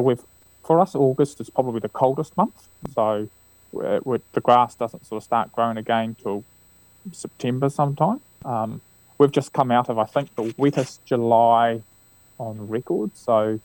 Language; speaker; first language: English; native; English